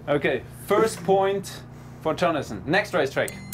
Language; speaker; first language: English; non-native, fluent; German